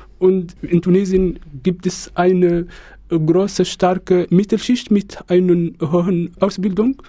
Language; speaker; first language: German; non-native, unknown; Arabic